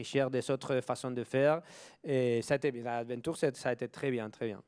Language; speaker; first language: French; non-native, fluent; Spanish